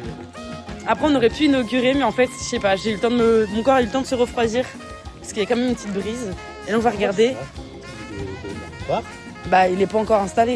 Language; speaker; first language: French; native; French